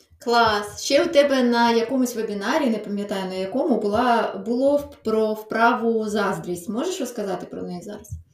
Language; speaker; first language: Ukrainian; non-native, local second language; Russian